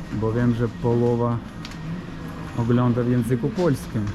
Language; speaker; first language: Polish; non-native, learner; Ukrainian